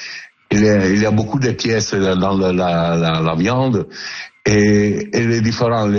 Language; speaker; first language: French; non-native, learner; Italian